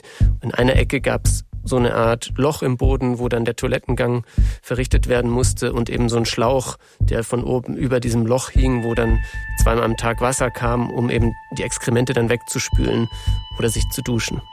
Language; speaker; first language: German; native; German